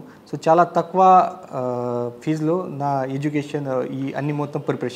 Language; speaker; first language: Telugu; non-native, learner; Marathi